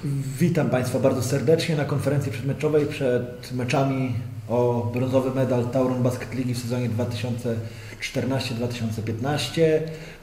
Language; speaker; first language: Polish; native; Polish